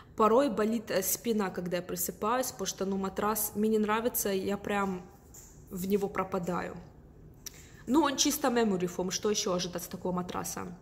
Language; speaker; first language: Russian; early bilingual, heritage; Russian